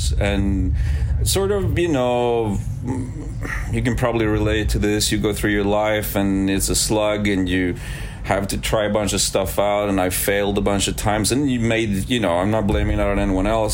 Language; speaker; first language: English; non-native, fluent; Swedish